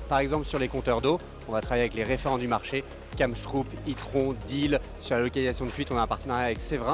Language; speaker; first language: French; native; French